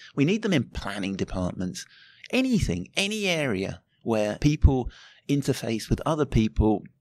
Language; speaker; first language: English; native; English